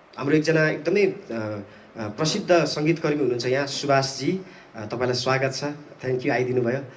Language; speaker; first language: Nepali; non-native, local second language; Eastern Tamang